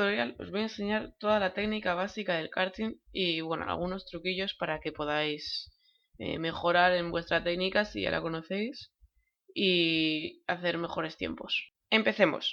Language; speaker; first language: Spanish; native; Spanish